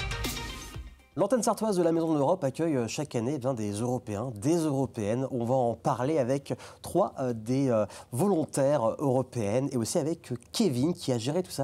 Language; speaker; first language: French; native; French